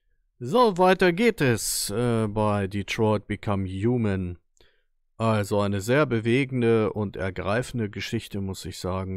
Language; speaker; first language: German; native; German